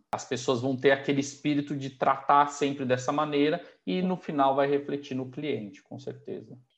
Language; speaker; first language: Portuguese; native; Portuguese